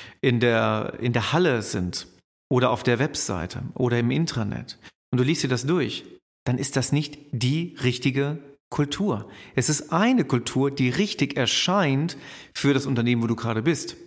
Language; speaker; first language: German; native; German